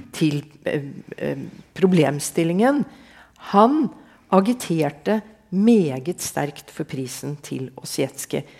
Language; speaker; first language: Norwegian; native; Norwegian